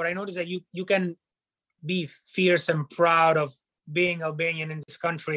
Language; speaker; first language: English; non-native, fluent; Italian